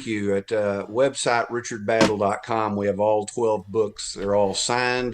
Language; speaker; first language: English; native; English